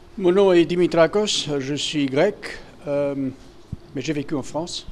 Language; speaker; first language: French; non-native, fluent; Greek